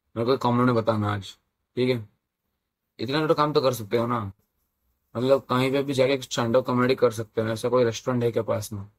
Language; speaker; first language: Hindi; non-native, local second language; Odia